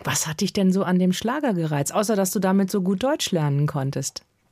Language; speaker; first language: German; native; German